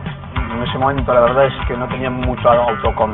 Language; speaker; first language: Spanish; native; Spanish